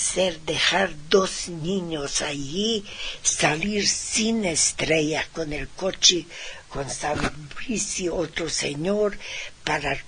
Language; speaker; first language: Spanish; non-native, fluent; Hungarian